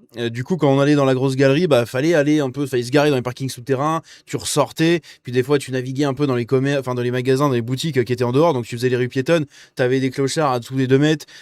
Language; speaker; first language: French; native; French